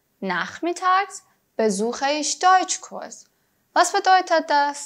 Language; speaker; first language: German; non-native, fluent; Persian